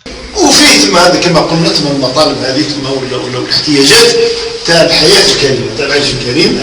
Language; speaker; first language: Arabic; native; Arabic